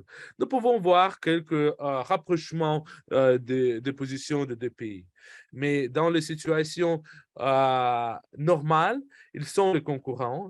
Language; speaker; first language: French; non-native, fluent; Russian